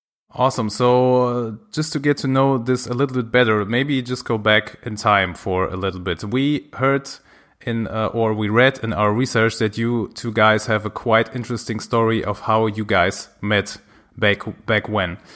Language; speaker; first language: English; non-native, fluent; German